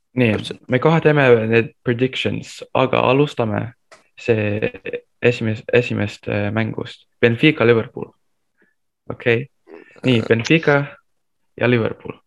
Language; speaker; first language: Estonian; non-native, fluent; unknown